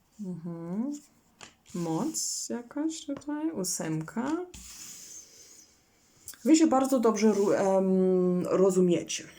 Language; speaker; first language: Polish; non-native, learner; German